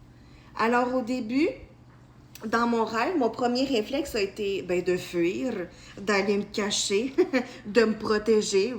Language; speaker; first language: French; native; French